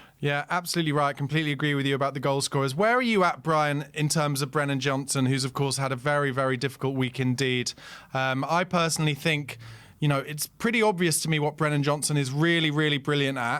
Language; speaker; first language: English; native; English